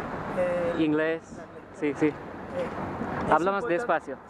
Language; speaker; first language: Spanish; non-native, learner; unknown